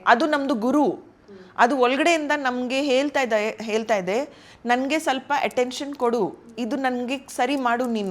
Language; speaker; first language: Kannada; non-native, local second language; Hindi